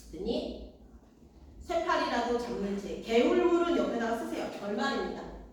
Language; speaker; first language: Korean; native; Korean